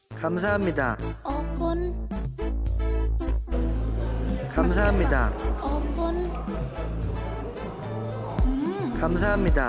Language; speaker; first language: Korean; non-native, learner; Khmer